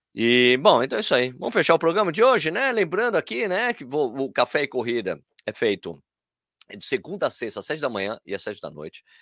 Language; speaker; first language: Portuguese; native; Portuguese